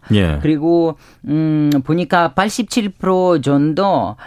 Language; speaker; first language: Korean; non-native, fluent; Ukrainian